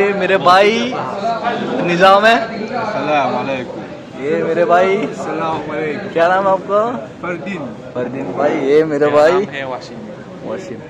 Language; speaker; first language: Hindi; non-native, learner; Bangla